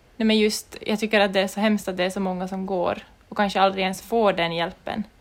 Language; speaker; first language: Swedish; native; Swedish